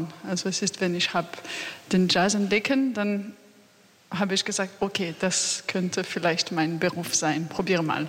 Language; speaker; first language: German; non-native, learner; French